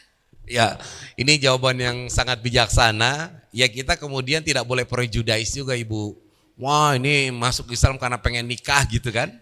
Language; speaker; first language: Indonesian; native; Indonesian